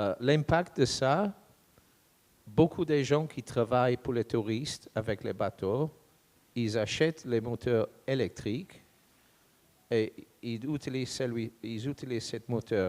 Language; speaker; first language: French; non-native, fluent; English